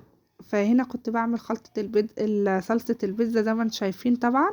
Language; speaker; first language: Arabic; native; Arabic